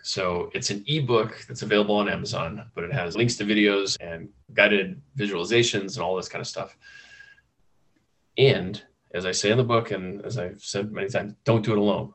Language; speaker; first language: English; native; English